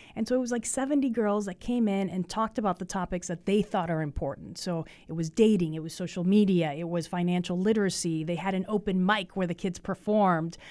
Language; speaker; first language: English; early bilingual, other home language; Spanish